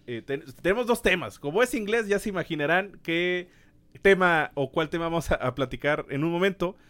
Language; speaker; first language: Spanish; native; Spanish